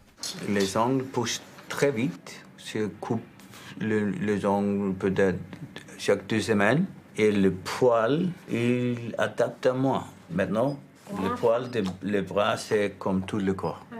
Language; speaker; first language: French; non-native, learner; Icelandic